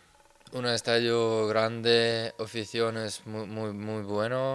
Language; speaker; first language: Spanish; non-native, learner; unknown